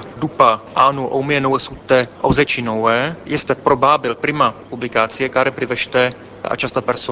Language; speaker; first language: Romanian; non-native, fluent; Czech